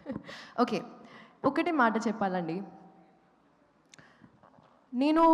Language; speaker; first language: Telugu; non-native, fluent; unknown